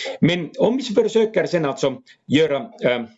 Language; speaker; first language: Swedish; non-native, fluent; Finnish